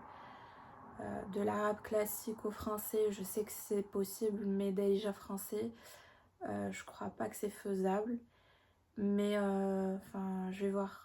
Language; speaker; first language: French; non-native, local second language; Arabic